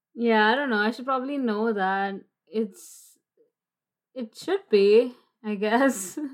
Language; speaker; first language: English; non-native, local second language; Hindi